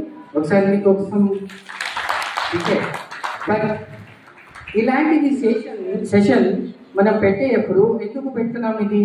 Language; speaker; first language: Telugu; non-native, local second language; Urdu